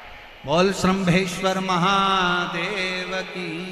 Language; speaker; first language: Hindi; native; Hindi